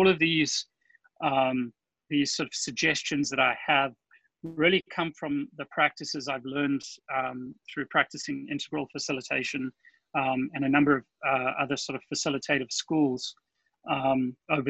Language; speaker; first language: English; native; English